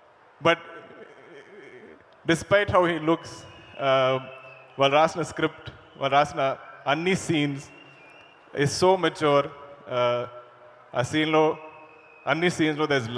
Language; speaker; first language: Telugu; non-native, learner; Malayalam